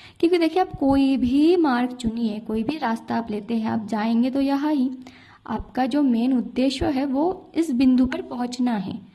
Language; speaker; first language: Hindi; non-native, local second language; Bangla